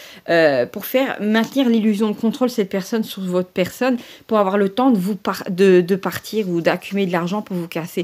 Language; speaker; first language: French; native; French